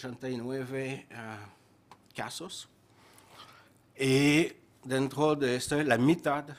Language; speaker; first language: Spanish; non-native, fluent; French